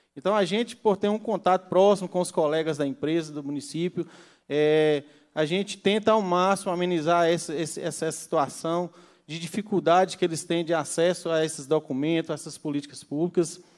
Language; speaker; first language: Portuguese; native; Portuguese